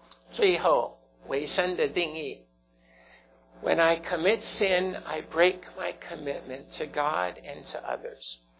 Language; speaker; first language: English; native; English